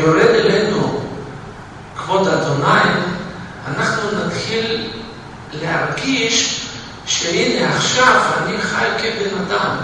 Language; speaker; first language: Hebrew; non-native, fluent; Russian